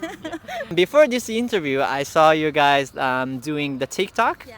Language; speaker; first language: English; non-native, fluent; Japanese